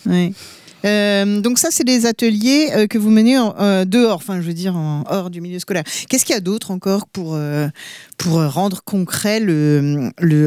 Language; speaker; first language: French; native; French